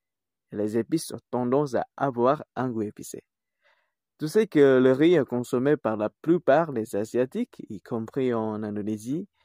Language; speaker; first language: French; non-native, fluent; Indonesian